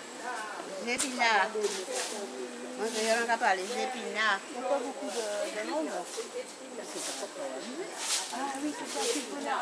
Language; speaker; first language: French; non-native, local second language; Guadeloupean Creole French